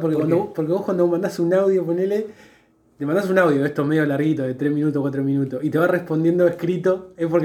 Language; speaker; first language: Spanish; native; Spanish